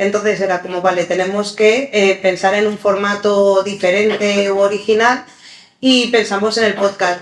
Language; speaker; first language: Spanish; early bilingual, other home language; Arabic